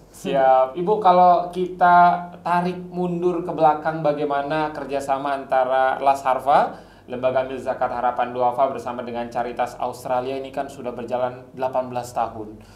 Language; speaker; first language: Indonesian; native; Indonesian